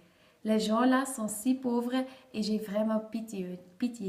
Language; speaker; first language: French; non-native, learner; Dutch